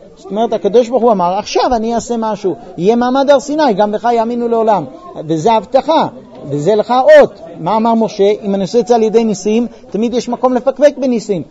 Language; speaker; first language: Hebrew; non-native, fluent; English